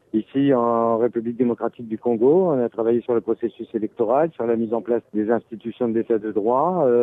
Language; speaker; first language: French; native; French